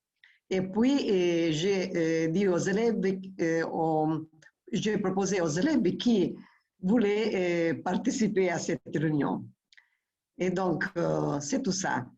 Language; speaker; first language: French; non-native, fluent; Italian